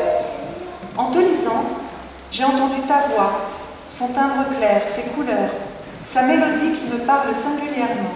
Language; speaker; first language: French; native; French